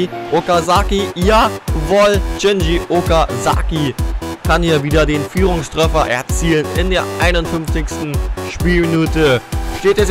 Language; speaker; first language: German; native; German